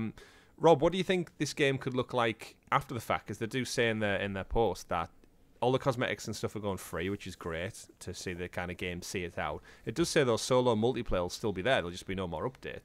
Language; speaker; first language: English; native; English